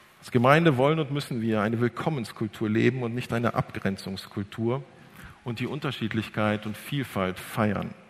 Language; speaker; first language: German; early bilingual, other home language; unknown